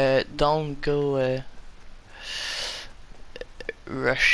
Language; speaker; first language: English; non-native, learner; French